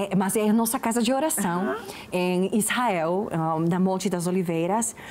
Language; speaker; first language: Portuguese; non-native, fluent; Slovak